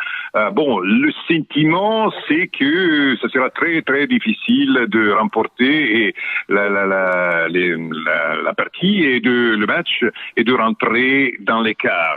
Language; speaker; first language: French; non-native, fluent; Italian